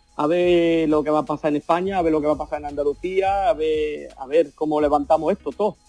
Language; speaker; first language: Spanish; early bilingual, heritage; Spanish